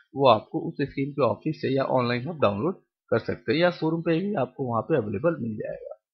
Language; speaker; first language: Hindi; non-native, local second language; Bangla